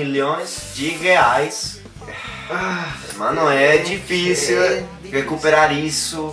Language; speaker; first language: Portuguese; non-native, fluent; Spanish